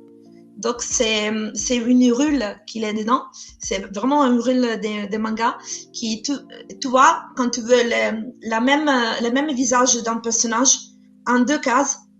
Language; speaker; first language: French; non-native, fluent; Italian